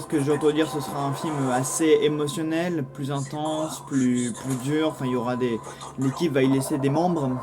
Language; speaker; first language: French; native; French